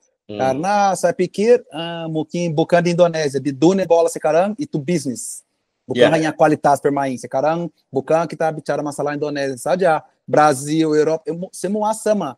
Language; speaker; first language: Indonesian; non-native, fluent; Portuguese